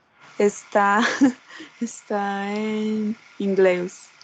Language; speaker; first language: Portuguese; non-native, learner; Spanish